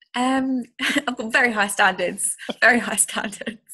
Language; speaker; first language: English; native; English